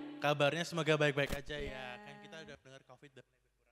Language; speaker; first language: Indonesian; native; Indonesian